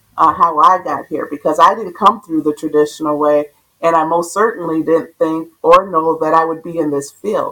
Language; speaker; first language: English; native; English